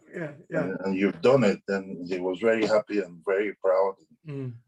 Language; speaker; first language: English; non-native, local second language; Yoruba